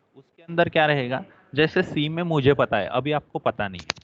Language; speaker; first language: Hindi; non-native, local second language; Marathi